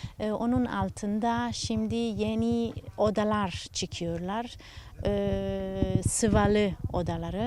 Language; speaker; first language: Turkish; non-native, learner; Italian